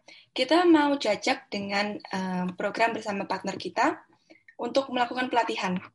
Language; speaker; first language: Indonesian; native; Indonesian